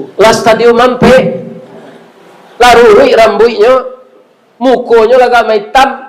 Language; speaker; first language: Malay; non-native, local second language; Minangkabau